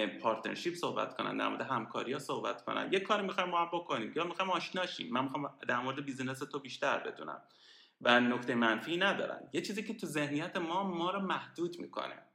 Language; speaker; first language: Persian; native; Persian